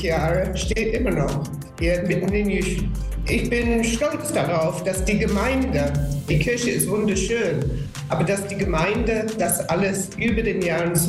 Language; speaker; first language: German; non-native, fluent; English